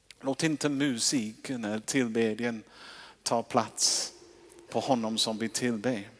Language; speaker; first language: Swedish; non-native, fluent; English